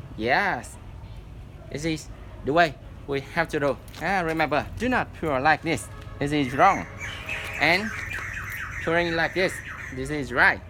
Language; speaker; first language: English; non-native, learner; Vietnamese